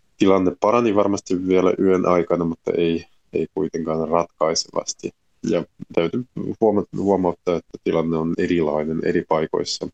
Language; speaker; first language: Finnish; non-native, fluent; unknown